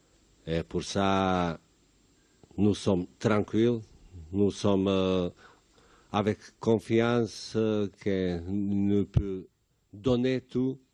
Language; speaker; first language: French; non-native, learner; Bosnian